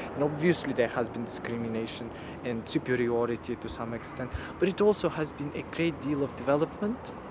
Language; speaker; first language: English; non-native, fluent; Russian